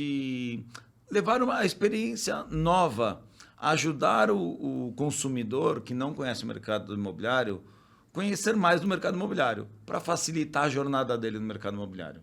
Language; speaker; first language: Portuguese; native; Portuguese